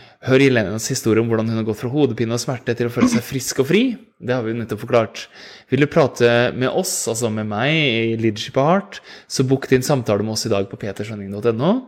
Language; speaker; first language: Norwegian; native; Norwegian